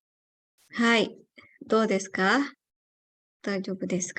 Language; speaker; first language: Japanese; non-native, fluent; Indonesian